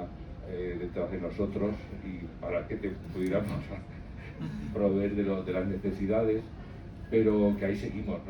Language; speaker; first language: Spanish; native; Spanish